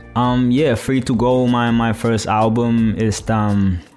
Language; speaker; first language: English; non-native, fluent; Thai